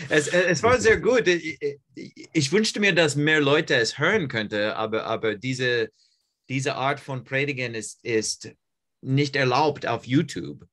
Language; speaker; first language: German; non-native, learner; English